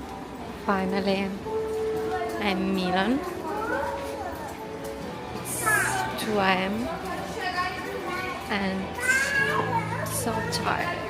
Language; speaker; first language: English; non-native, learner; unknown